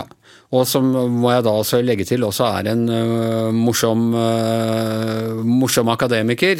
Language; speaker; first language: Norwegian; native; Norwegian